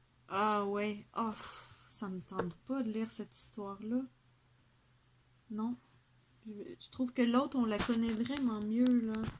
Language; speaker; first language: French; native; French